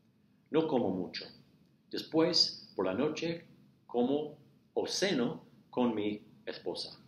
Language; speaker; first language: Spanish; non-native, fluent; English